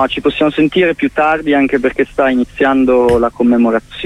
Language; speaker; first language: Italian; native; Italian